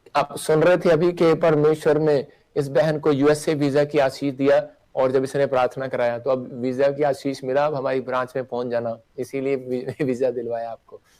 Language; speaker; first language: Hindi; non-native, local second language; Punjabi